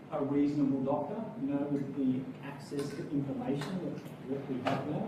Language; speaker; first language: English; native; English